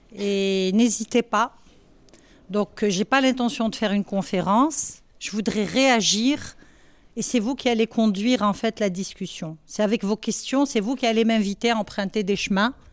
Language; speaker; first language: French; non-native, local second language; Arabic